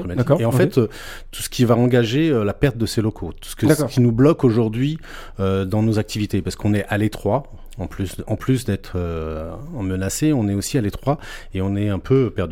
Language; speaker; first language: French; native; French